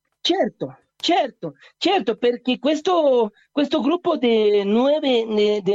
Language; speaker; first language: Italian; non-native, learner; Spanish